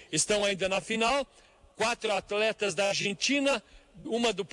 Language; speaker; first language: Portuguese; native; Portuguese